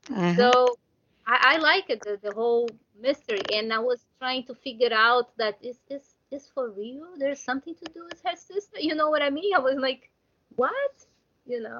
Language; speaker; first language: English; non-native, learner; Portuguese